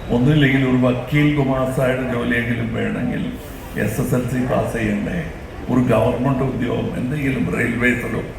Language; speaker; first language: Malayalam; non-native, local second language; Tamil